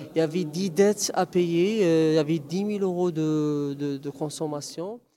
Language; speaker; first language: French; non-native, local second language; Arabic